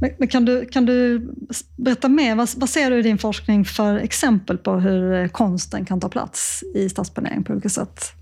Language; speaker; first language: Swedish; native; Swedish